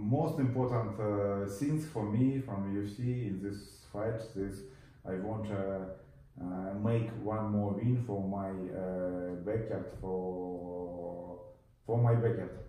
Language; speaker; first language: English; non-native, learner; Russian